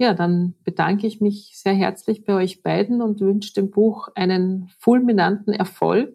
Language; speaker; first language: German; native; German